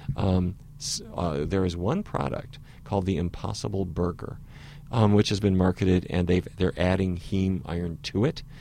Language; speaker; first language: English; native; English